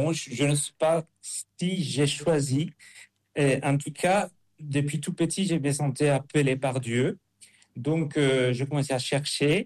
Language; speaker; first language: French; non-native, fluent; Spanish